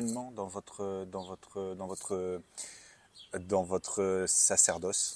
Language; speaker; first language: French; native; French